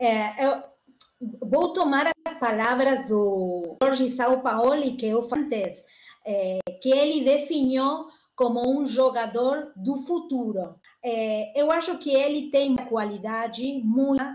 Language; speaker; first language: Portuguese; non-native, learner; Spanish